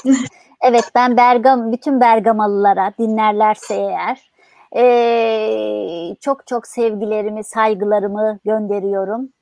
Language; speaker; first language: Turkish; native; Turkish